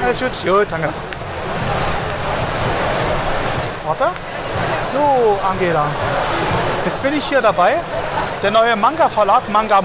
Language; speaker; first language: German; native; German